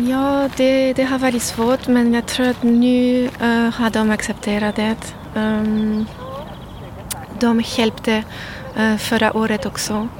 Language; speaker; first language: Swedish; non-native, learner; French